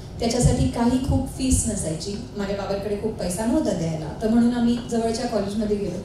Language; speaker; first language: Marathi; non-native, local second language; Hindi